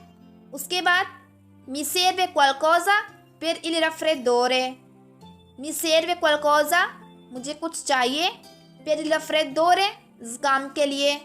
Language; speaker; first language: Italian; non-native, fluent; Urdu